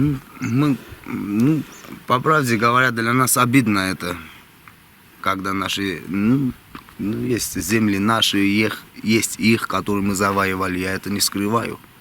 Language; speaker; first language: Russian; non-native, local second language; Armenian